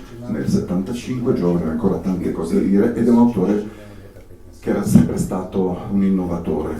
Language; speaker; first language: Italian; native; Italian